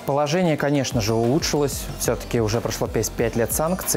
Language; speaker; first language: Russian; native; Russian